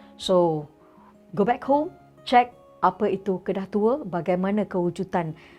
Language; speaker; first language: Malay; non-native, local second language; Tamil